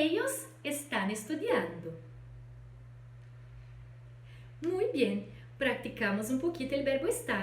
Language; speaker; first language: Spanish; non-native, fluent; Portuguese